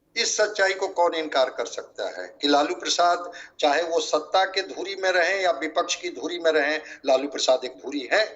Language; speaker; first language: Hindi; native; Hindi